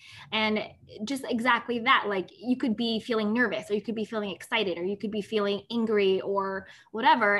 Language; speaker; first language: English; native; English